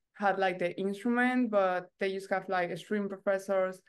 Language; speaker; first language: English; non-native, learner; Spanish